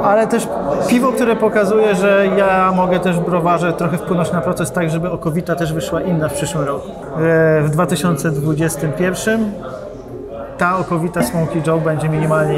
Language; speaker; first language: Polish; native; Polish